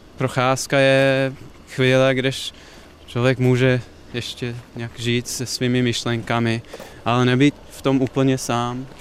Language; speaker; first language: Czech; non-native, fluent; English